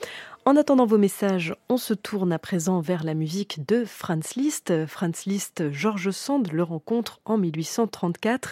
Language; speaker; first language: French; native; French